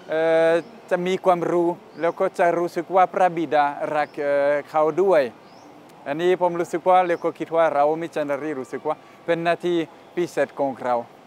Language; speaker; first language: Thai; non-native, fluent; French